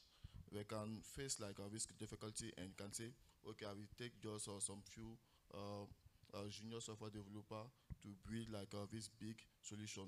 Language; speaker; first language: English; non-native, local second language; French